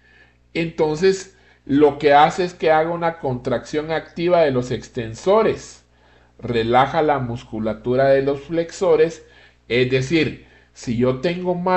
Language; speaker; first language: Spanish; native; Spanish